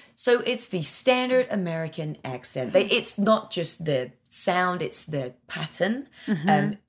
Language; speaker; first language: English; native; English